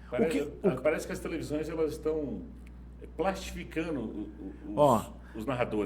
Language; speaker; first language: Portuguese; native; Portuguese